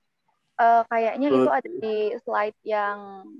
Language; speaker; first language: Indonesian; native; Indonesian